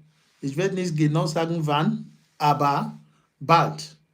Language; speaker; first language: German; non-native, learner; Yoruba